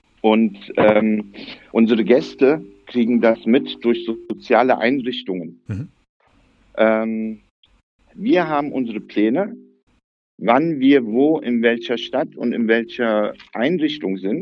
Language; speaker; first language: German; early bilingual, other home language; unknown